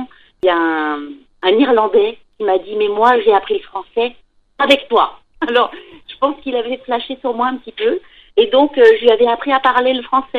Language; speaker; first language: French; native; French